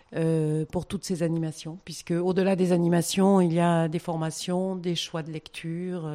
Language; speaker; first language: French; native; French